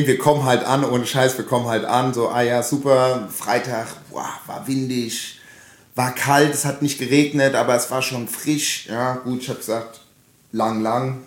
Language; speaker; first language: German; native; German